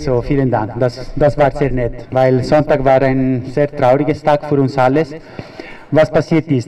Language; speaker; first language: German; non-native, fluent; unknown